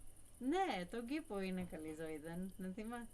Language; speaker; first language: Greek; early bilingual, heritage; English